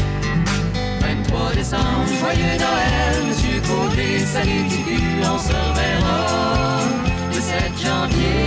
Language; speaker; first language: French; native; French